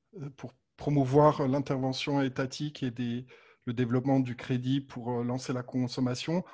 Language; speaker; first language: French; native; French